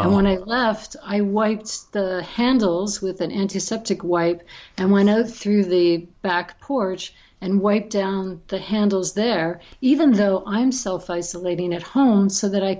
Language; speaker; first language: English; native; English